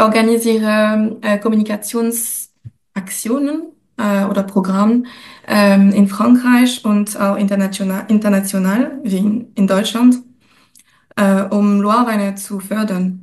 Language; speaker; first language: German; non-native, fluent; French